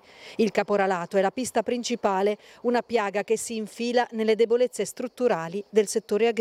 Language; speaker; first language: Italian; native; Italian